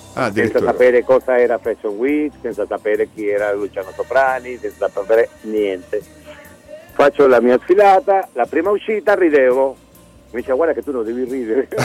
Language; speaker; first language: Italian; non-native, fluent; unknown